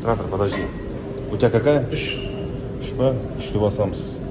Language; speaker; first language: Russian; non-native, local second language; Kazakh